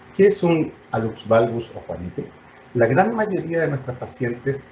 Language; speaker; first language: Spanish; native; Spanish